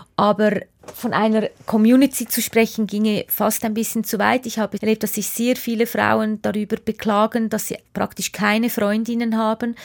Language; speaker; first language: German; native; German